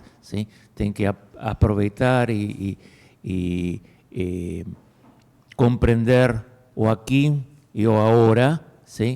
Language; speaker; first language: Portuguese; non-native, fluent; Spanish